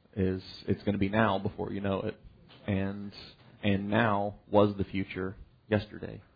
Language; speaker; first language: English; native; English